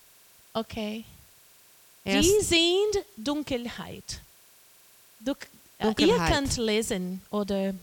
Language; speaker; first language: German; non-native, learner; Portuguese